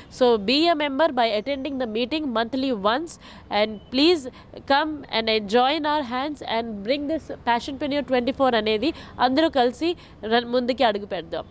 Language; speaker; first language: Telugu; non-native, local second language; Hindi